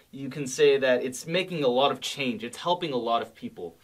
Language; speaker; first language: English; native; English